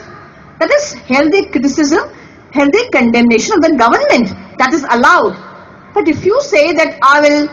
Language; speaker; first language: English; non-native, local second language; Hindi